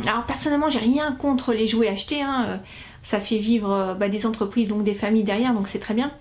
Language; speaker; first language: French; native; French